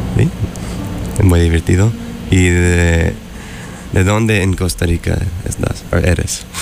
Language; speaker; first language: Spanish; non-native, fluent; English